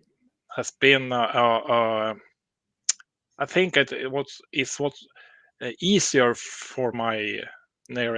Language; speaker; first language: English; non-native, learner; Swedish